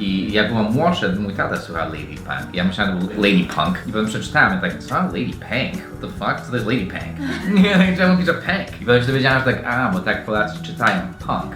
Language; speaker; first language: Polish; non-native, fluent; English